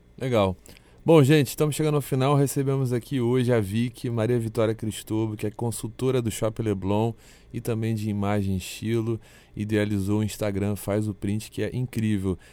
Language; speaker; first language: Portuguese; native; Portuguese